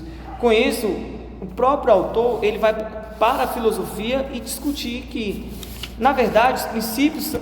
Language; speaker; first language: Portuguese; native; Portuguese